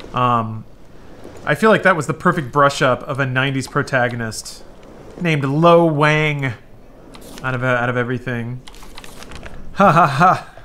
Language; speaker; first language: English; native; English